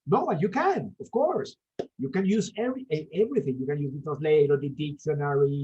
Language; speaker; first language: English; non-native, fluent; Spanish